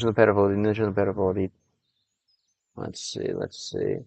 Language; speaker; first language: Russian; non-native, learner; English